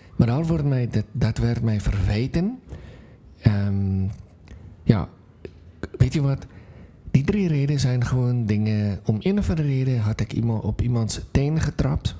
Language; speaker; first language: Dutch; non-native, fluent; Afrikaans